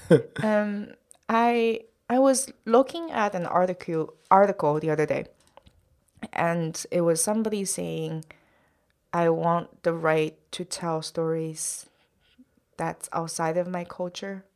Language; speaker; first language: English; non-native, fluent; Chinese